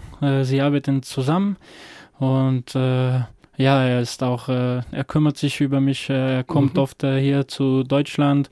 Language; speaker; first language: German; non-native, fluent; Croatian